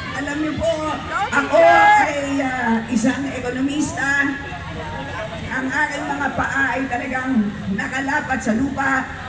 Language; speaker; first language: Filipino; native; Filipino